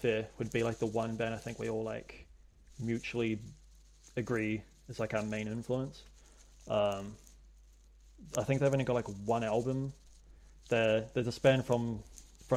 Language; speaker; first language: English; native; English